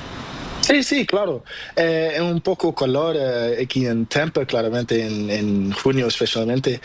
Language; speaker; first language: Spanish; non-native, learner; Portuguese